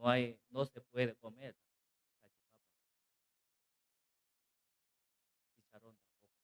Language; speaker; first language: Spanish; non-native, learner; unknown